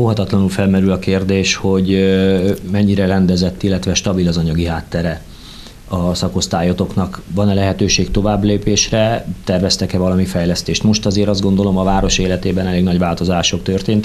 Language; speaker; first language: Hungarian; native; Hungarian